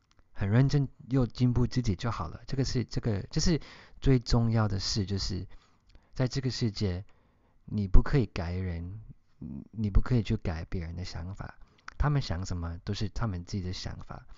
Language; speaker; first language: Chinese; early bilingual, heritage; Chinese